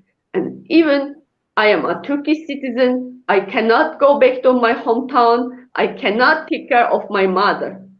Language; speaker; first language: English; non-native, learner; Uyghur